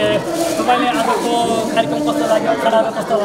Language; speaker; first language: Nepali; non-native, local second language; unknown